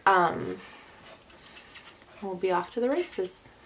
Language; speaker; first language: English; early bilingual, other home language; Arabic